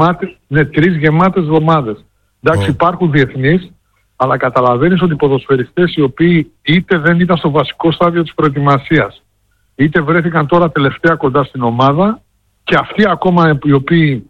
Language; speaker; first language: Greek; native; Greek